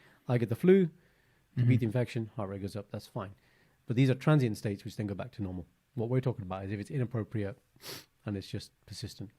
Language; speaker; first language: English; early bilingual, other home language; Punjabi